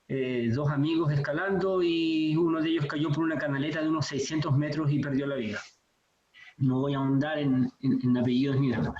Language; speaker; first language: Spanish; native; Spanish